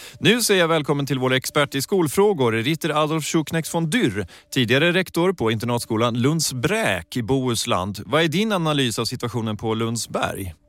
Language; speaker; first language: Swedish; native; Swedish